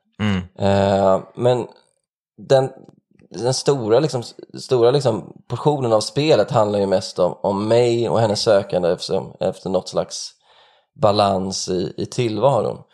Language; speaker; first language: Swedish; native; Swedish